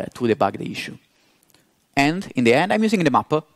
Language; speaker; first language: English; non-native, fluent; Italian